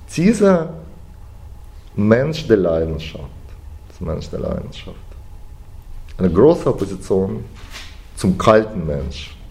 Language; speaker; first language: German; non-native, fluent; Russian